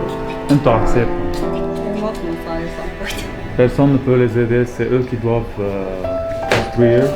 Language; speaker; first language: French; non-native, local second language; Arabic